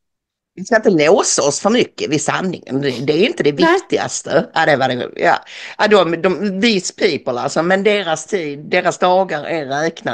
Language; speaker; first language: Swedish; native; Swedish